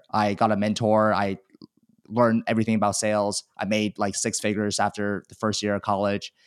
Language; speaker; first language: English; early bilingual, other home language; Chinese